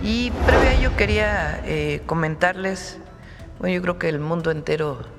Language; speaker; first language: Spanish; native; Spanish